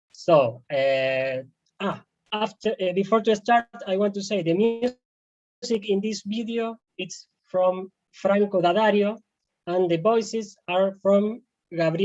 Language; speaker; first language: English; non-native, fluent; Spanish